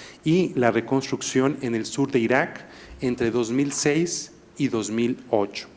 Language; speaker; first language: Spanish; native; Spanish